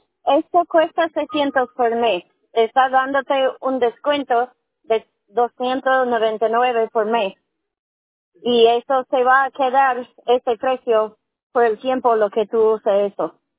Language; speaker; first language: Spanish; non-native, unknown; English